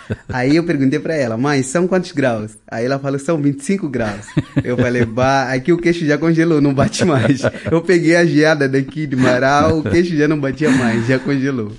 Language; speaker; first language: Portuguese; non-native, local second language; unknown